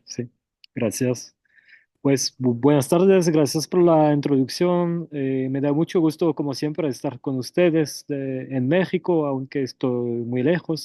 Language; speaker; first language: Spanish; non-native, fluent; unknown